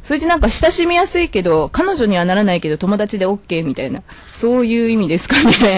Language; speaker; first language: Japanese; native; Japanese